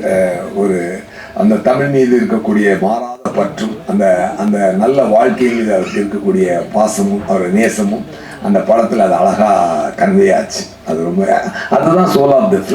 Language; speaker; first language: Tamil; native; Tamil